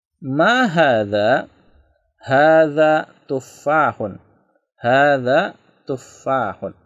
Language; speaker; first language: Indonesian; native; Indonesian